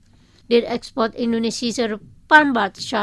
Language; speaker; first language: German; non-native, fluent; Indonesian